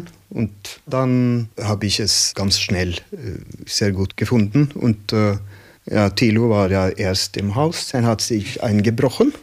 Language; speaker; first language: German; non-native, learner; Norwegian